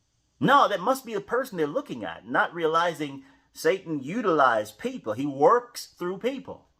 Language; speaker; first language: English; native; English